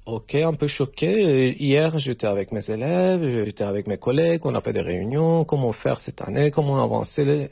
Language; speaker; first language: French; non-native, fluent; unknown